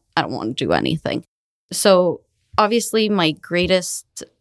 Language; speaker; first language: English; early bilingual, other home language; Arabic